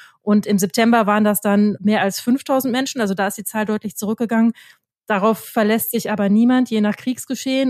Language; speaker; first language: German; native; German